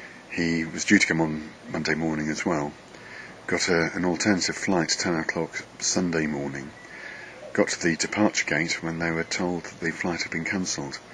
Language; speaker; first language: English; native; English